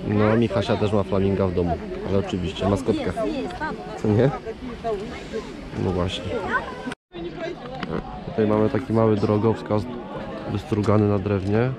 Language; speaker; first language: Polish; native; Polish